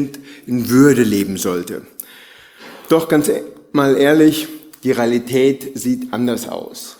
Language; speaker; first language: German; native; German